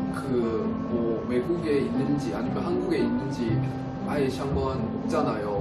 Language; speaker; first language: Korean; non-native, learner; Chinese